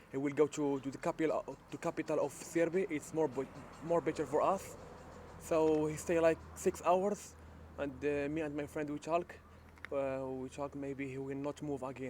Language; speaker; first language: English; non-native, learner; Arabic